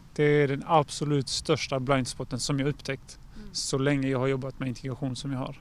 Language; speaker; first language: Swedish; native; Swedish